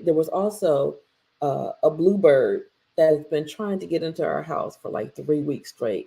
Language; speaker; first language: English; native; English